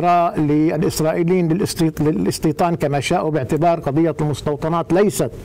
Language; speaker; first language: Arabic; native; Arabic